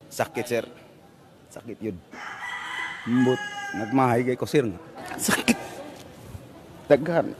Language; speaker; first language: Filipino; non-native, local second language; Cebuano